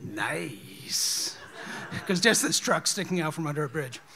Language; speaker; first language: English; native; English